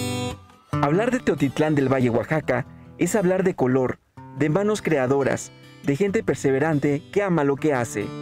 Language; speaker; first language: Spanish; native; Spanish